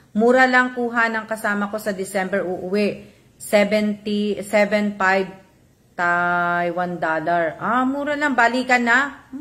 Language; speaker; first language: Filipino; native; Filipino